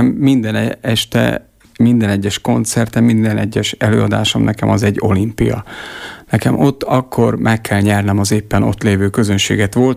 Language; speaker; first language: Hungarian; native; Hungarian